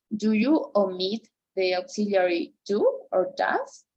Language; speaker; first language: English; non-native, fluent; Spanish